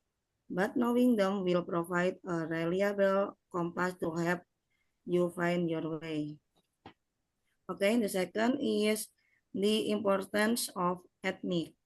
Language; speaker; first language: English; non-native, learner; Indonesian